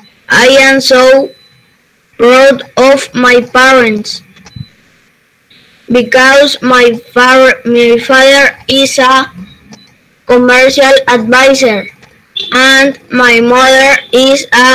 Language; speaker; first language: English; non-native, learner; Spanish